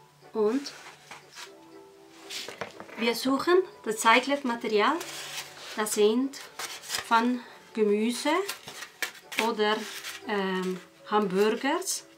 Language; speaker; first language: German; non-native, learner; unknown